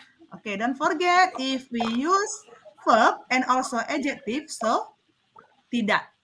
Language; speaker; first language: English; non-native, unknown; Indonesian